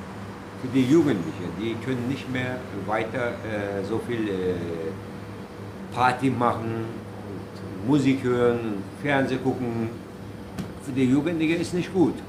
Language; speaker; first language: German; non-native, learner; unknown